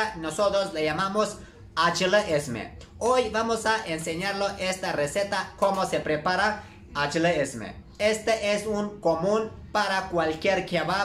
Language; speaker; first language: Spanish; non-native, learner; Turkish